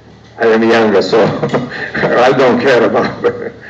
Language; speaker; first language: English; non-native, learner; Italian